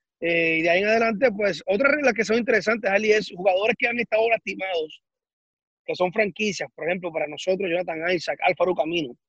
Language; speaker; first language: Spanish; native; Spanish